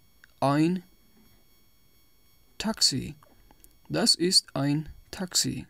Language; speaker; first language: German; non-native, fluent; Tajik